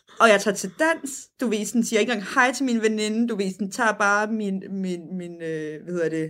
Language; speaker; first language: Danish; early bilingual, other home language; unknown